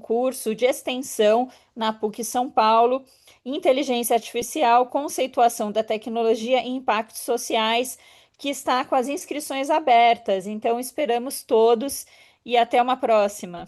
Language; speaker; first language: Portuguese; native; Portuguese